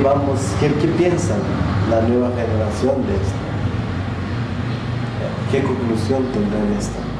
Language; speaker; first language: Spanish; non-native, local second language; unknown